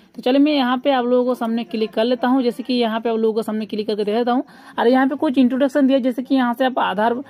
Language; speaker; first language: Hindi; non-native, local second language; Bangla